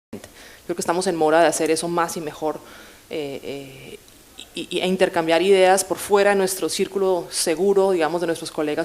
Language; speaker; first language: Spanish; native; Spanish